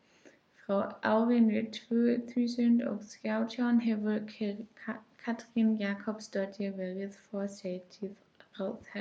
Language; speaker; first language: Icelandic; non-native, learner; German